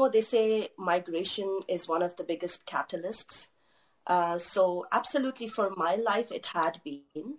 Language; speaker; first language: English; non-native, local second language; Urdu